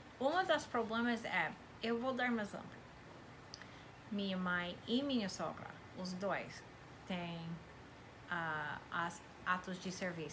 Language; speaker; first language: Portuguese; non-native, fluent; English